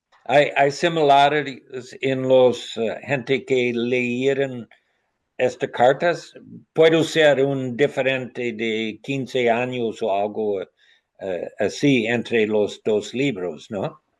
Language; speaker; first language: Spanish; non-native, learner; English